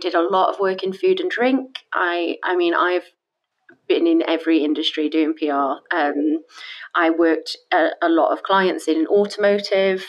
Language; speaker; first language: English; native; English